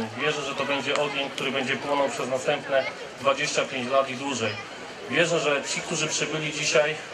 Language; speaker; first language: Polish; native; Polish